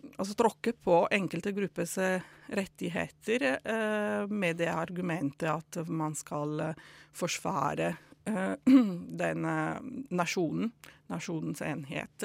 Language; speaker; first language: Norwegian; non-native, fluent; Italian